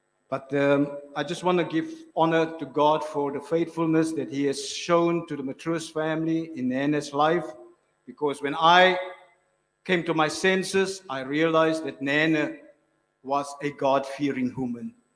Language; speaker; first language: English; non-native, local second language; Afrikaans